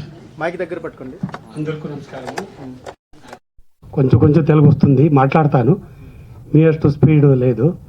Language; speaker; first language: Telugu; non-native, learner; Kannada